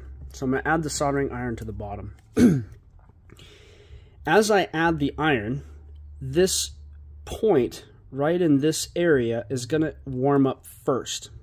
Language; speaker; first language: English; native; English